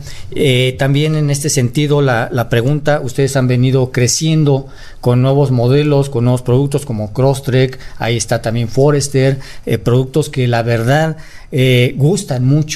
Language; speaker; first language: Spanish; native; Spanish